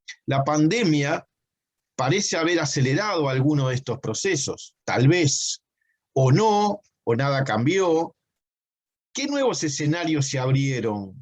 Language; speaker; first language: Spanish; native; Spanish